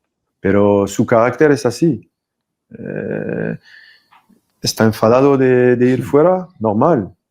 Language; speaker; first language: Spanish; non-native, fluent; French